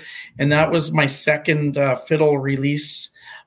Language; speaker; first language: English; native; English